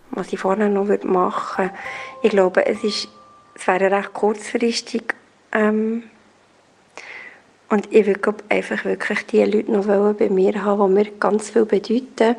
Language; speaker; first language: German; native; German